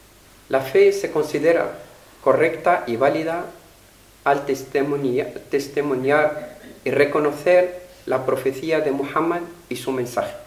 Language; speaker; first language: Spanish; non-native, fluent; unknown